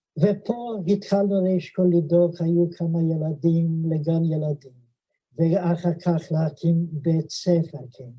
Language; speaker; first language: Hebrew; non-native, fluent; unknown